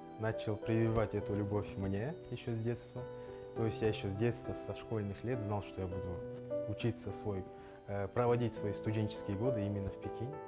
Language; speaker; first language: Russian; non-native, local second language; Kyrgyz